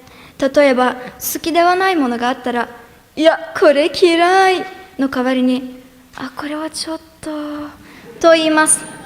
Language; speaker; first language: Japanese; non-native, fluent; Turkish